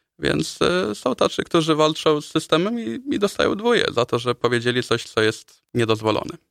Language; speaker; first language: Polish; early bilingual, heritage; Polish